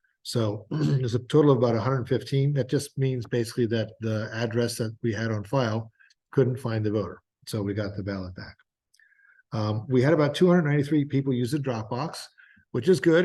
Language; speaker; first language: English; native; English